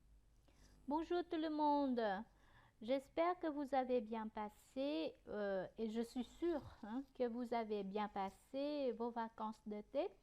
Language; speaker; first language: French; non-native, fluent; Vietnamese